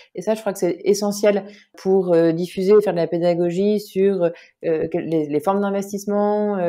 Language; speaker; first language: French; native; French